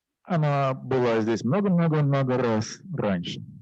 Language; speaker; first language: Russian; native; Russian